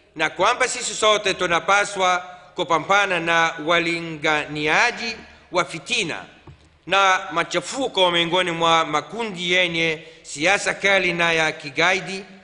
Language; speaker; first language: Swahili; non-native, fluent; Arabic